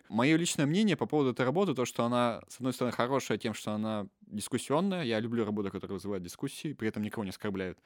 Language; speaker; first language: Russian; native; Russian